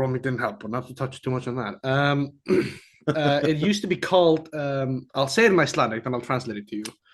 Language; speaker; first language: English; non-native, fluent; Icelandic